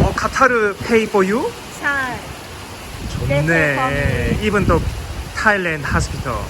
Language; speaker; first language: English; non-native, learner; Korean